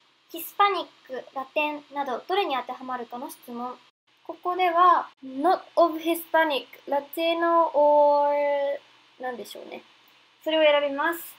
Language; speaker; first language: Japanese; early bilingual, heritage; Japanese